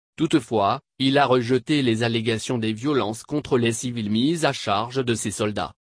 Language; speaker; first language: French; non-native, local second language; Lingala